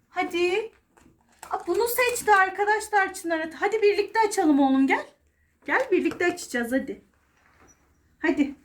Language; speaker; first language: Turkish; native; Turkish